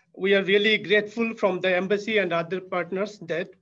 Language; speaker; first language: English; non-native, local second language; Bangla